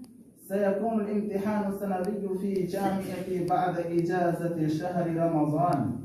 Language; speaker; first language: Arabic; non-native, learner; Urdu